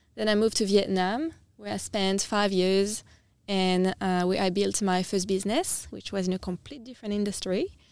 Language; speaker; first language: English; non-native, fluent; French